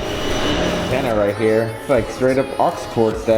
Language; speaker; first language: English; native; English